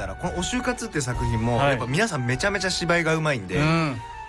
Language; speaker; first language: Japanese; native; Japanese